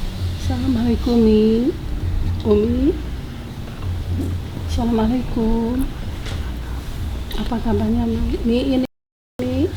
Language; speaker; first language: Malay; non-native, local second language; Sundanese